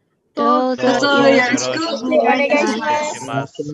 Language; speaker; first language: Japanese; non-native, learner; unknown